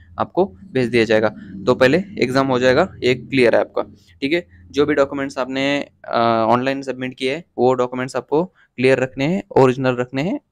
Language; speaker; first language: Hindi; non-native, local second language; Marathi